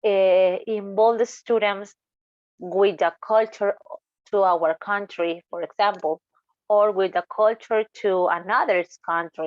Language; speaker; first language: English; non-native, learner; Spanish